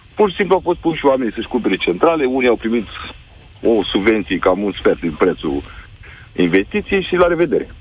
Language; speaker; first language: Romanian; native; Romanian